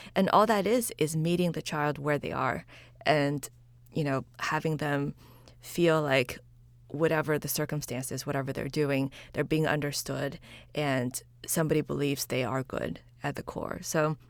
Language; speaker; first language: English; early bilingual, other home language; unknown